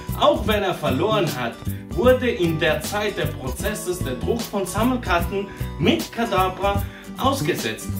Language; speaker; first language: German; early bilingual, other home language; Portuguese